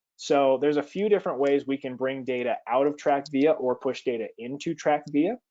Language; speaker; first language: English; native; English